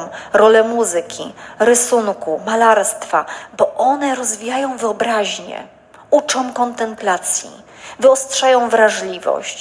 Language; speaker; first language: Polish; native; Polish